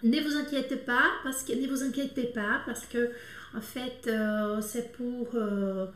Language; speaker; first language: French; non-native, fluent; Portuguese